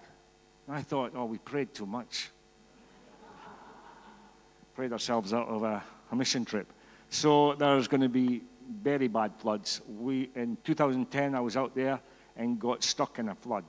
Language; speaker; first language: English; native; English